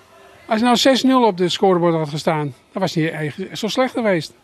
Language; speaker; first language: Dutch; native; Dutch